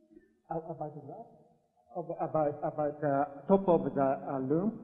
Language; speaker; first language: English; non-native, learner; Japanese